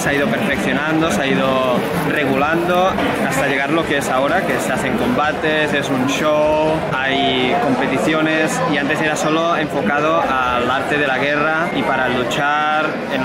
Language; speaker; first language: Spanish; non-native, local second language; Catalan